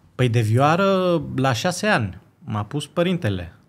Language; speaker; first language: Romanian; early bilingual, heritage; Greek